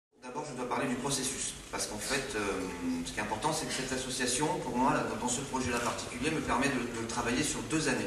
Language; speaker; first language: French; native; French